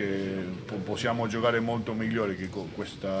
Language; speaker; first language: Italian; non-native, learner; Spanish